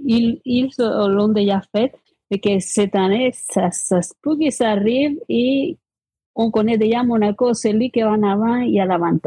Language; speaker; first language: French; non-native, fluent; Spanish